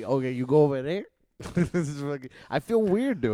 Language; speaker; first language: English; native; English